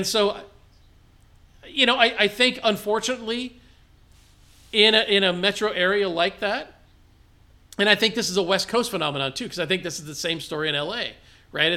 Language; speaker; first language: English; native; English